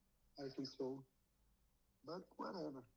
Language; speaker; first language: English; non-native, learner; Portuguese